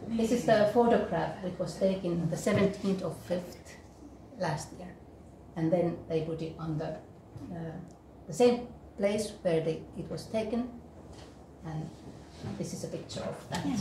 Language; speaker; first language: English; non-native, fluent; Finnish